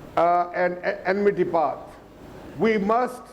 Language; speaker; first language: English; non-native, local second language; Urdu